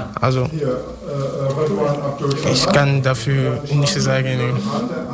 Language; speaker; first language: German; non-native, learner; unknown